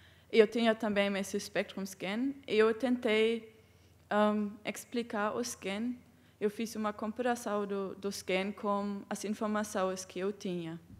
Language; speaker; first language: Portuguese; non-native, fluent; German